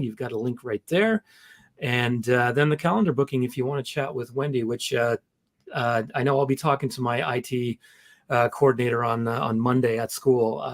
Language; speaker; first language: English; native; English